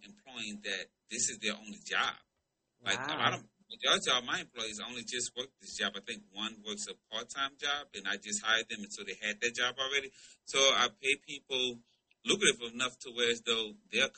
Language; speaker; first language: English; native; English